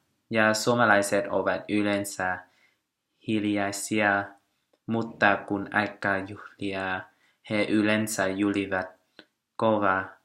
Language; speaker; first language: Finnish; non-native, learner; Vietnamese